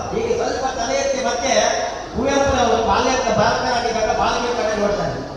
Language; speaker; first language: Kannada; native; Kannada